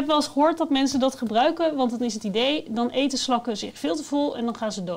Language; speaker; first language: Dutch; native; Dutch